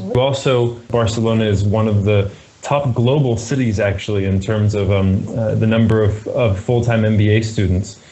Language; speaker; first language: English; native; English